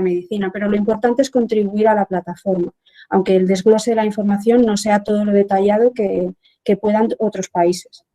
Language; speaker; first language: Spanish; native; Spanish